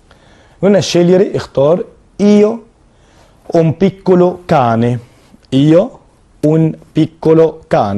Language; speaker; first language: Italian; non-native, fluent; Arabic